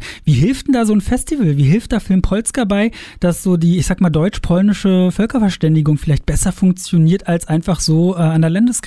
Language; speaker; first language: German; native; German